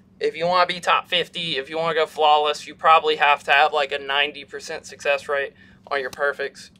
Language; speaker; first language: English; native; English